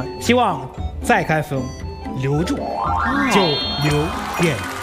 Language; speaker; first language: Chinese; non-native, fluent; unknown